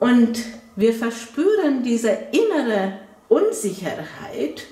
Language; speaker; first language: German; non-native, fluent; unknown